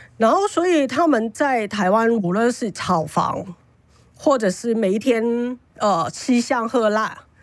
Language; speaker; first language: Chinese; non-native, fluent; Cantonese